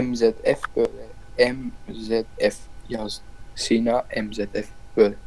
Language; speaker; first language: Turkish; early bilingual, heritage; Turkish